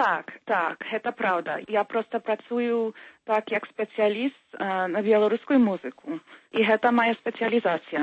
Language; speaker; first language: Belarusian; early bilingual, heritage; Belarusian